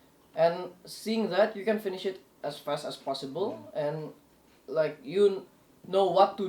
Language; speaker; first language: English; non-native, local second language; Indonesian